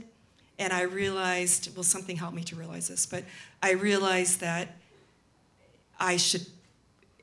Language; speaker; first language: English; native; English